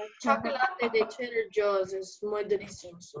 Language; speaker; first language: Spanish; non-native, learner; English